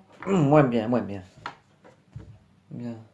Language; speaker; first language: French; native; French